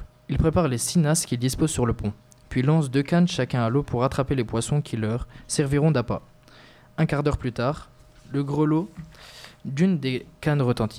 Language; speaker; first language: French; native; French